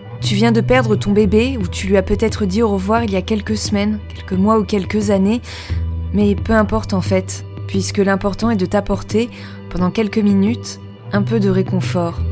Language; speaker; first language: French; native; French